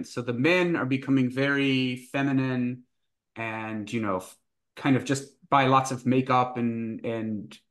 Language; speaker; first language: English; native; English